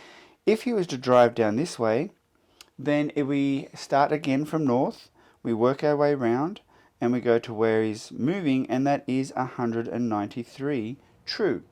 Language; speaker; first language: English; native; English